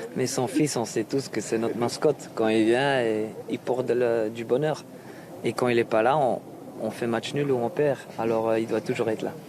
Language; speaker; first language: French; non-native, local second language; Dutch